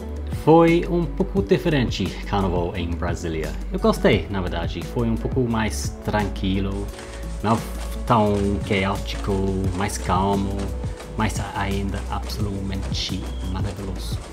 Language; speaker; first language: Portuguese; non-native, learner; English